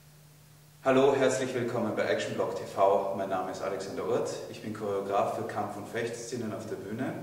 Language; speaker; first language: German; native; German